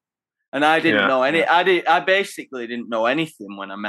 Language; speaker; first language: English; native; English